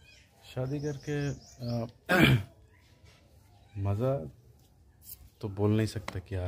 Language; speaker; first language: Hindi; non-native, local second language; Bangla